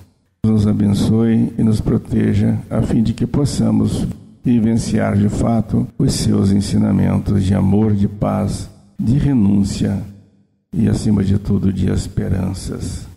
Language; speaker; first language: Portuguese; native; Portuguese